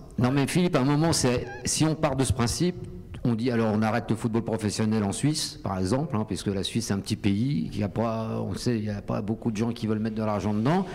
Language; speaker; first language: French; native; French